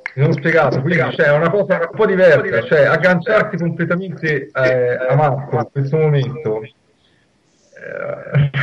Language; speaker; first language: Italian; native; Italian